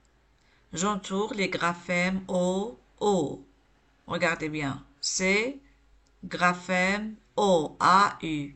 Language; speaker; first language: French; non-native, local second language; Arabic